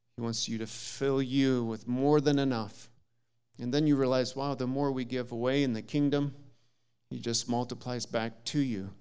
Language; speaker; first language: English; native; English